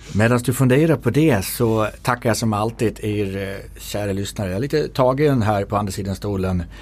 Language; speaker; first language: Swedish; native; Swedish